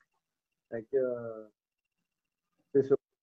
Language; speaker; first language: French; native; French